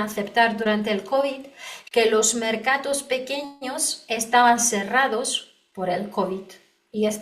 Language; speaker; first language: Spanish; non-native, learner; Polish